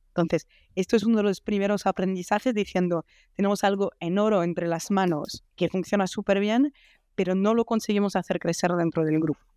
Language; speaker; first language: Spanish; non-native, fluent; French